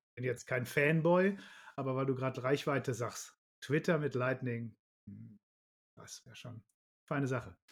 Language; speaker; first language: German; native; German